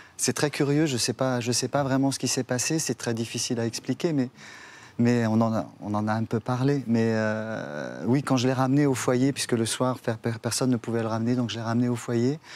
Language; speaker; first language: French; native; French